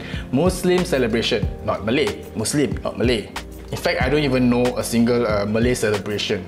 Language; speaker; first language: English; non-native, local second language; Malay